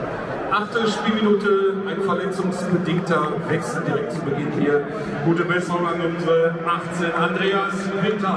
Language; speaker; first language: German; native; German